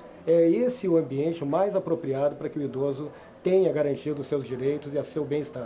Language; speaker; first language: Portuguese; native; Portuguese